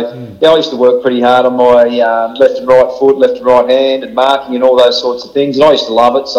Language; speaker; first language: English; native; English